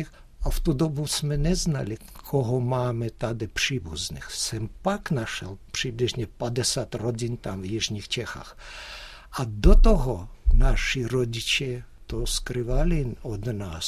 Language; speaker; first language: Czech; early bilingual, heritage; Czech